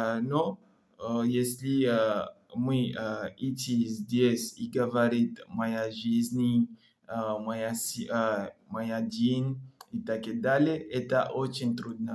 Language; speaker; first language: Russian; non-native, learner; French